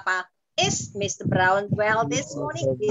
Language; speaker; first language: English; non-native, fluent; Indonesian